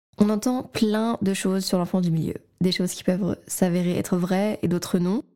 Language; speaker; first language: French; native; French